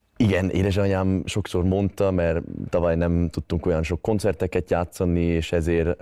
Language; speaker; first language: Hungarian; early bilingual, heritage; Hungarian